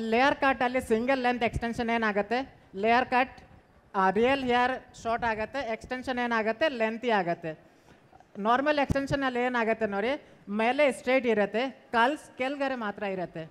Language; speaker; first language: Kannada; non-native, local second language; Hindi